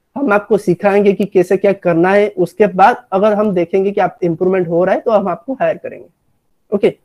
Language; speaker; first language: Hindi; non-native, local second language; Odia